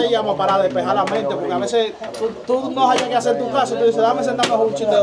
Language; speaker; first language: Spanish; native; Spanish